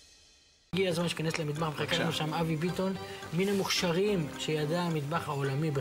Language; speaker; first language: Hebrew; native; Hebrew